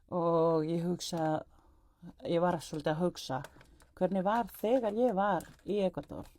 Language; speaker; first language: Icelandic; non-native, fluent; Spanish